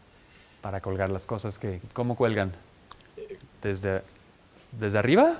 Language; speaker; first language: Spanish; native; Spanish